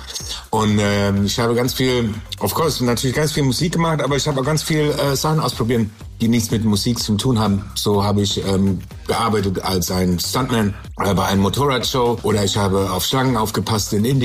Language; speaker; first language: German; non-native, learner; English